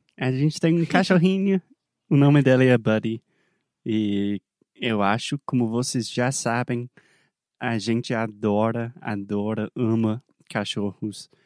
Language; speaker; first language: Portuguese; non-native, fluent; English